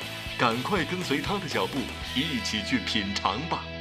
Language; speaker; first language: Chinese; native; Chinese